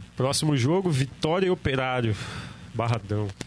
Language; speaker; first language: Portuguese; native; Portuguese